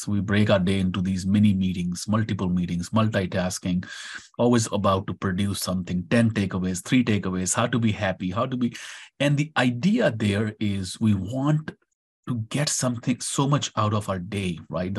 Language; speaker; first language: English; non-native, local second language; Punjabi